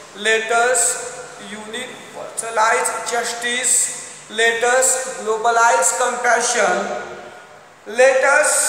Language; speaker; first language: English; non-native, local second language; Marathi